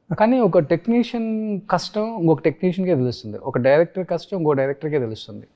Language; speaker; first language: Telugu; native; Telugu